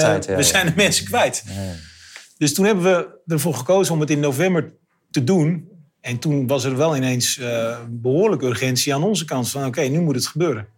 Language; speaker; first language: Dutch; native; Dutch